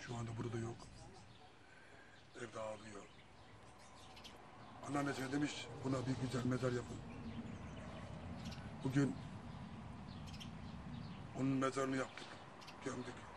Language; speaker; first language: Turkish; native; Turkish